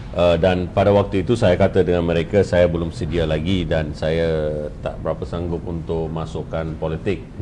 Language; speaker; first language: Malay; non-native, local second language; Tamil